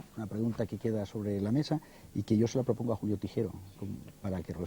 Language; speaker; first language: Spanish; native; Spanish